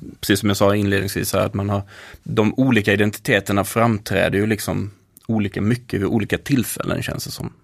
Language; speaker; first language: Swedish; native; Swedish